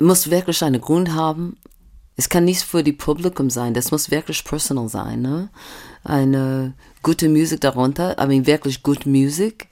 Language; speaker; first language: German; non-native, fluent; English